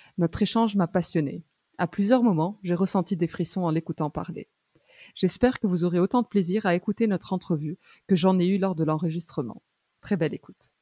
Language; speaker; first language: French; early bilingual, other home language; Arabic